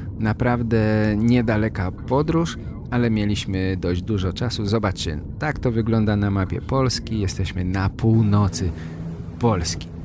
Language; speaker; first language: Polish; native; Polish